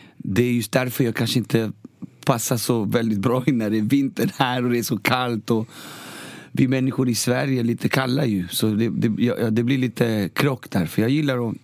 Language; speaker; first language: Swedish; early bilingual, other home language; Spanish